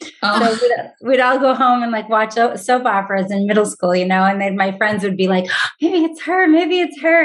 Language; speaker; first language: English; native; English